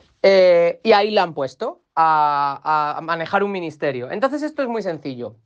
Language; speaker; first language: Spanish; native; Spanish